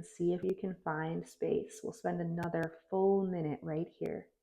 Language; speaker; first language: English; native; English